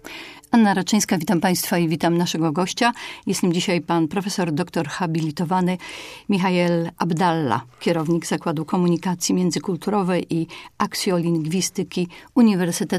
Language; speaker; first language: Polish; native; Polish